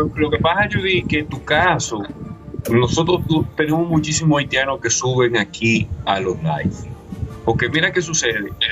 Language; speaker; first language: Spanish; native; Spanish